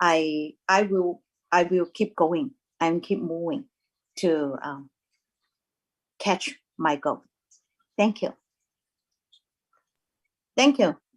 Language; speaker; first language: English; non-native, learner; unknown